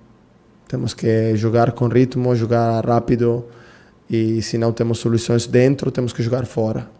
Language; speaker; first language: Portuguese; non-native, fluent; Italian